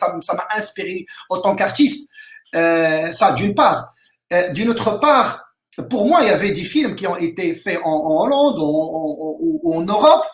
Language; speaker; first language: French; non-native, local second language; Arabic